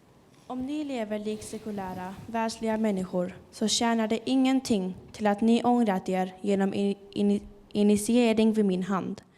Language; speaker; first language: Swedish; early bilingual, other home language; Urdu